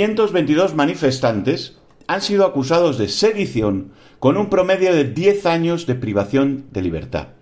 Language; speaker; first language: Spanish; native; Spanish